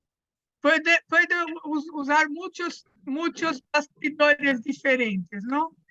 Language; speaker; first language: Spanish; non-native, fluent; Portuguese